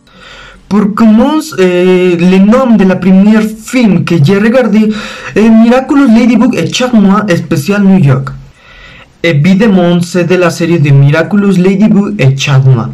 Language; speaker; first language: French; non-native, learner; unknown